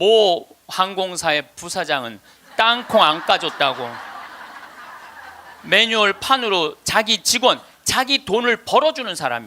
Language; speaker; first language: Korean; native; Korean